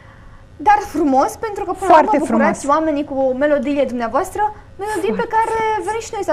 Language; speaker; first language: Romanian; native; Romanian